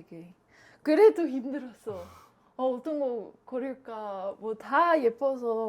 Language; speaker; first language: Korean; non-native, learner; Dutch